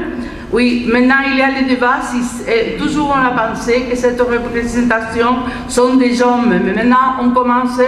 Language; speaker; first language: French; non-native, fluent; Spanish